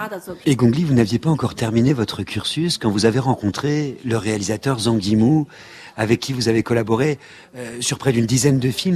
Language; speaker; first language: French; native; French